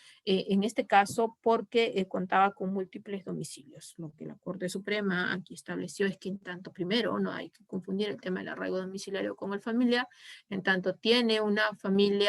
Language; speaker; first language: Spanish; native; Spanish